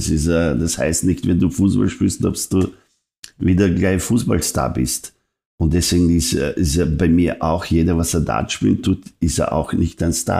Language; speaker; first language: German; non-native, fluent; Serbian